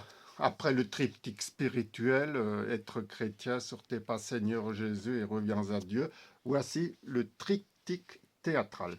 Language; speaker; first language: French; native; French